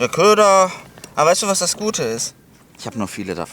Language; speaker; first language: German; native; German